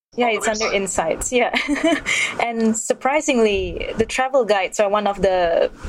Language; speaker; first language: English; non-native, local second language; Malay